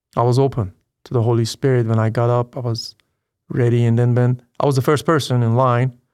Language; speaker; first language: English; non-native, fluent; Persian